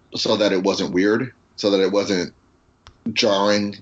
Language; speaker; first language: English; native; English